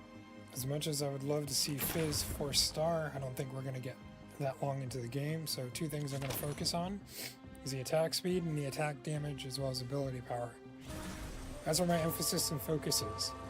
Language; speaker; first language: English; native; English